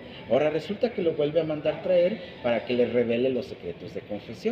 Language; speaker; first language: Spanish; native; Spanish